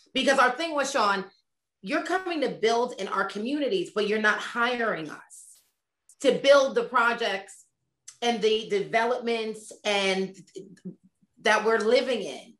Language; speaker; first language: English; native; English